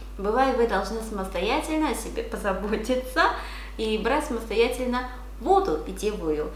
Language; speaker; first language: Russian; non-native, fluent; Korean